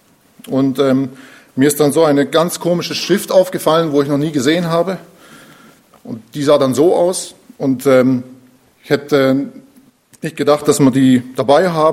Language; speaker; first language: German; native; German